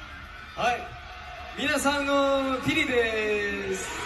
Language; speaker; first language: Japanese; non-native, learner; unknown